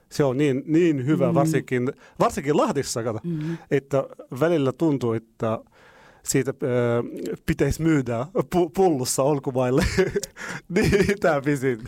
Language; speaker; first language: Finnish; non-native, fluent; Arabic